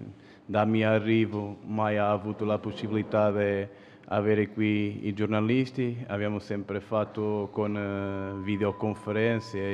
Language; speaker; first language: Italian; non-native, fluent; Portuguese